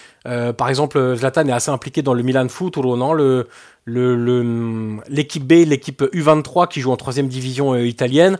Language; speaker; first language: French; native; French